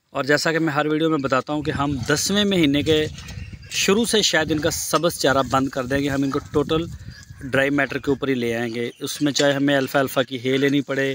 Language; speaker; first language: Urdu; non-native, local second language; Punjabi